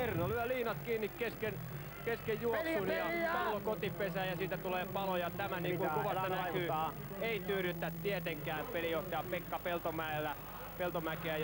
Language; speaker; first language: Finnish; native; Finnish